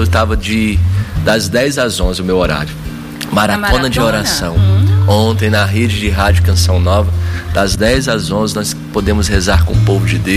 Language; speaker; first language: Portuguese; native; Portuguese